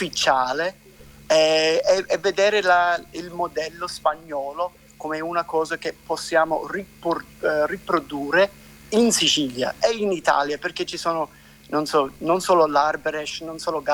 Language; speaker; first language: Italian; non-native, fluent; English